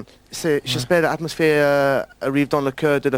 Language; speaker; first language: French; non-native, learner; English